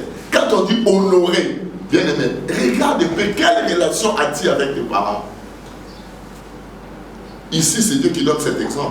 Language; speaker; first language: French; non-native, local second language; Lingala